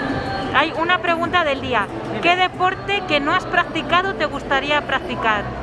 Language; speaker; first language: Spanish; native; Spanish